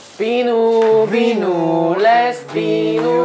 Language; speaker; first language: Korean; native; Korean